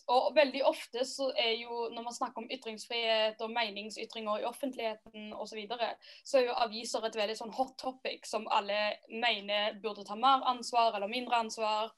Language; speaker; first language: Norwegian; native; Norwegian